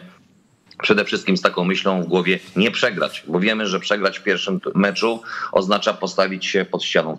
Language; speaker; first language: Polish; native; Polish